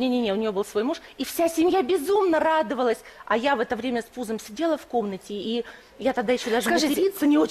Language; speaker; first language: Russian; native; Russian